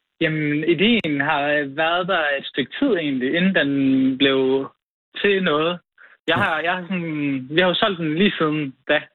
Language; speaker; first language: Danish; early bilingual, other home language; Arabic